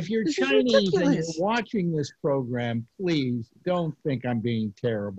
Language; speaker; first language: English; native; English